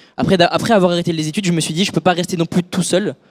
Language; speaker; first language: French; native; French